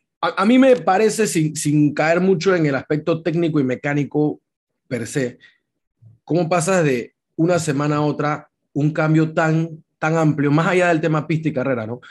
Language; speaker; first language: Spanish; native; Spanish